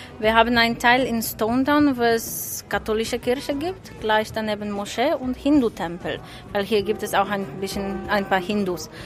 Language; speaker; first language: German; non-native, fluent; Polish